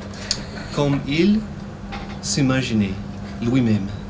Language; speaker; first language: French; non-native, learner; English